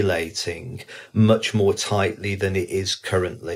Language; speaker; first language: English; native; English